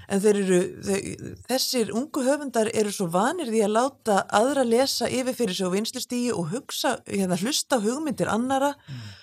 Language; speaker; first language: Icelandic; native; Icelandic